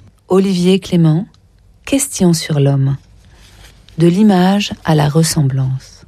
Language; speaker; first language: French; native; French